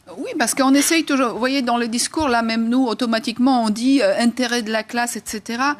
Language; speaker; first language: French; non-native, fluent; Polish